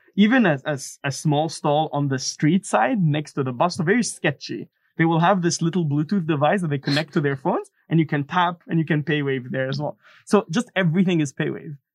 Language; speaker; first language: English; non-native, fluent; Arabic